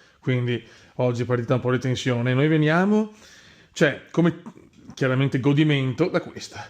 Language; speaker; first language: Italian; native; Italian